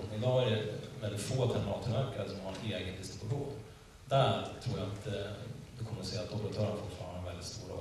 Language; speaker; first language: Swedish; native; Swedish